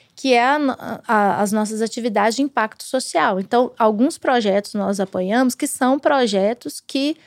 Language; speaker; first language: Portuguese; native; Portuguese